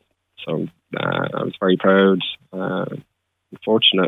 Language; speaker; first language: English; native; English